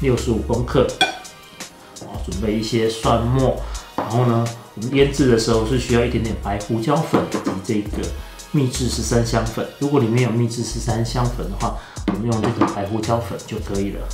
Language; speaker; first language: Chinese; native; Chinese